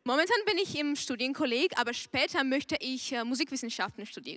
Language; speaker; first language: German; non-native, fluent; Georgian